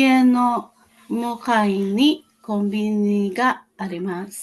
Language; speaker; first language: Japanese; non-native, learner; Filipino